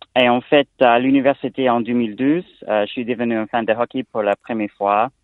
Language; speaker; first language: French; non-native, learner; English